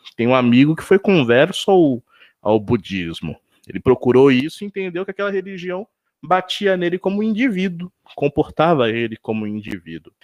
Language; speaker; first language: Portuguese; native; Portuguese